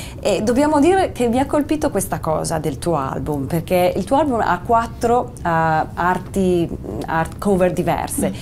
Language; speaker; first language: Italian; native; Italian